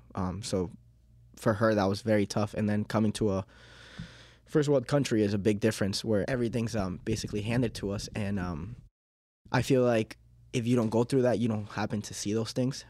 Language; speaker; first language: English; early bilingual, other home language; Spanish